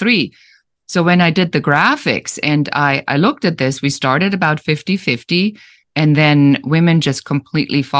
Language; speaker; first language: English; non-native, fluent; German